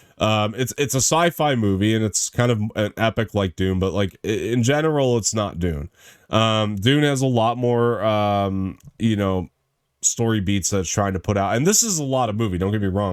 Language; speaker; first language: English; native; English